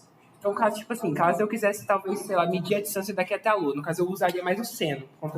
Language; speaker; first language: Portuguese; native; Portuguese